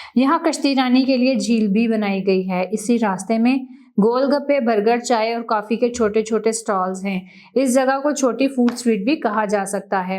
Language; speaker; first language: Urdu; native; Urdu